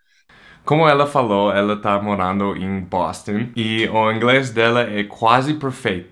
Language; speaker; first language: Portuguese; non-native, fluent; English